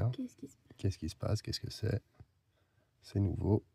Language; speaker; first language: French; native; French